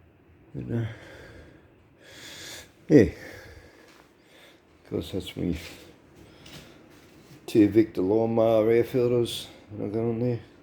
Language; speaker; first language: English; native; English